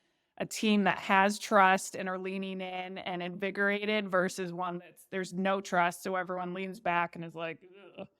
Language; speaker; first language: English; native; English